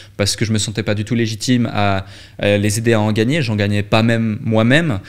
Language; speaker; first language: French; native; French